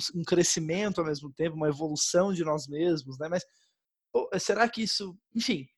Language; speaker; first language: Portuguese; native; Portuguese